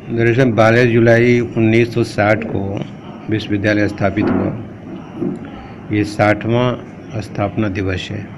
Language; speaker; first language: Hindi; native; Hindi